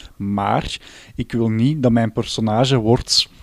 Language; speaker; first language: Dutch; native; Dutch